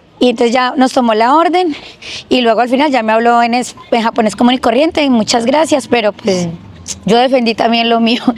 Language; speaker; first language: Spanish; native; Spanish